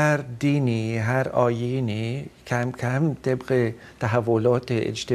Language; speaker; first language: Persian; non-native, fluent; Dutch